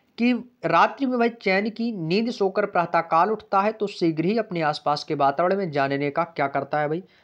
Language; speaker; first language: Hindi; native; Hindi